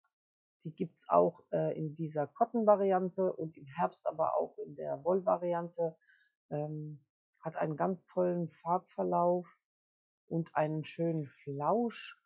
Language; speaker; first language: German; native; German